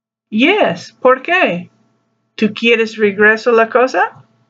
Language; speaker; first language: Spanish; non-native, learner; English